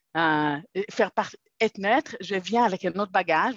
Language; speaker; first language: French; non-native, fluent; Hebrew